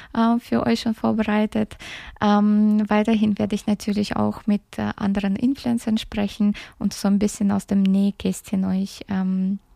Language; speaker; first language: German; early bilingual, other home language; Russian